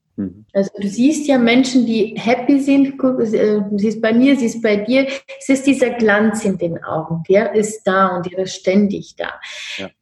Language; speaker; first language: German; non-native, fluent; Romanian